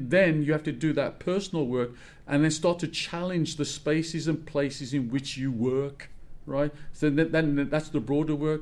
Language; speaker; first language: English; native; English